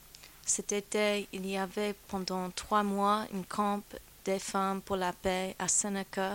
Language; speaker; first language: French; non-native, fluent; English